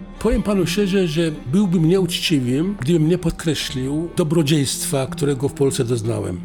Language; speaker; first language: Polish; non-native, fluent; Assyrian Neo-Aramaic